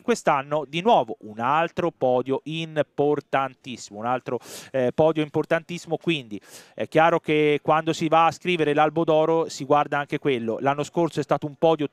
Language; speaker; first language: Italian; native; Italian